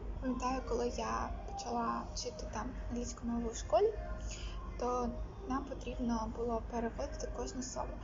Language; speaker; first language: Ukrainian; non-native, local second language; Russian